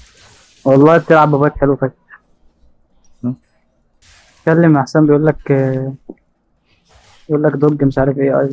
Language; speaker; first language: Arabic; native; Arabic